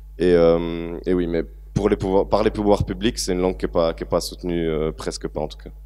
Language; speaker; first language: French; native; French